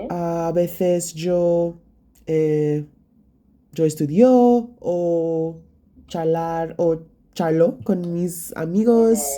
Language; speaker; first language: Spanish; non-native, learner; English